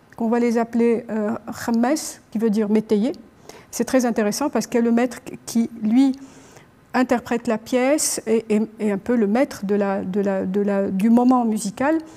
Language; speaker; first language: French; non-native, local second language; Arabic